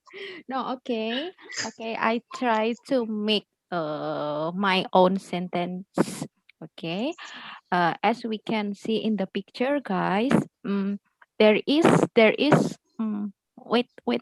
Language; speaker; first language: English; non-native, learner; Indonesian